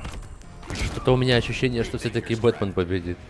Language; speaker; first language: Russian; native; Russian